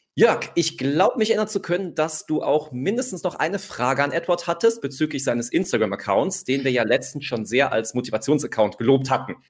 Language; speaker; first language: German; native; German